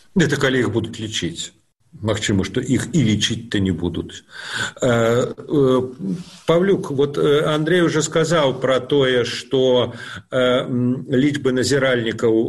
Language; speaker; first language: Belarusian; non-native, local second language; Russian